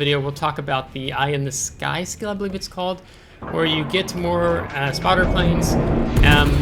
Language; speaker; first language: English; native; English